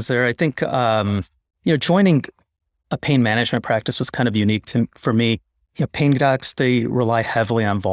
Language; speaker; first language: English; native; English